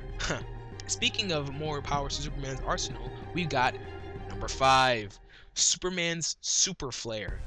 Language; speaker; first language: English; native; English